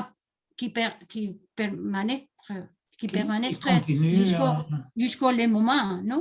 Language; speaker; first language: French; non-native, learner; Spanish